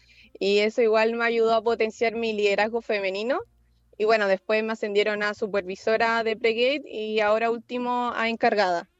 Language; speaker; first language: Spanish; native; Spanish